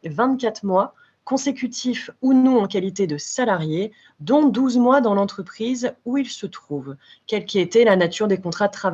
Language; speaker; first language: French; native; French